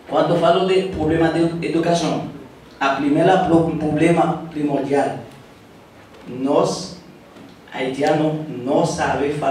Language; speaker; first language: Portuguese; non-native, learner; Haitian Creole